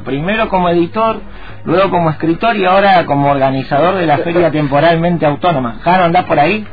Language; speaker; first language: Spanish; native; Spanish